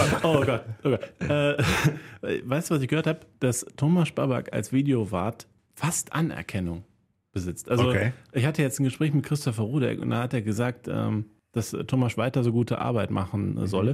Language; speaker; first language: German; native; German